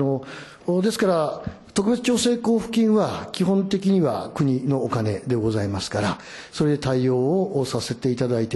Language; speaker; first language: Japanese; native; Japanese